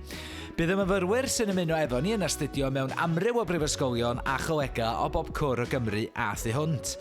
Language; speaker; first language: Welsh; native; Welsh